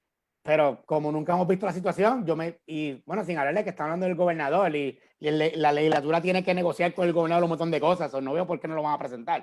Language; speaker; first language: Spanish; native; Spanish